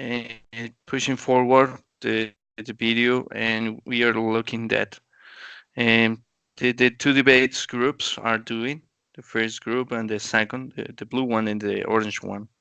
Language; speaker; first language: English; non-native, learner; Spanish